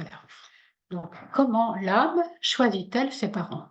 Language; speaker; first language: French; native; French